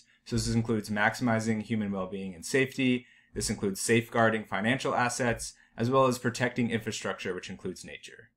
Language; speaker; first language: English; native; English